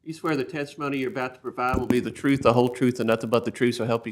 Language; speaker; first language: English; native; English